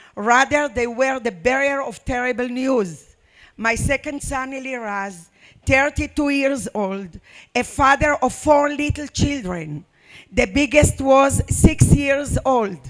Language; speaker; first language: English; non-native, learner; Arabic